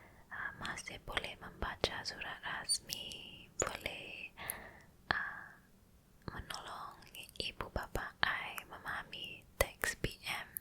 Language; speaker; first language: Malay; non-native, local second language; Chinese